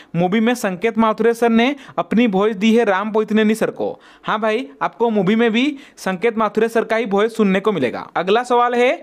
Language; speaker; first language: Hindi; native; Hindi